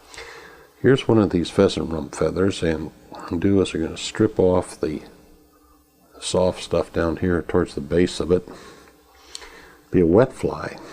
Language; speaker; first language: English; native; English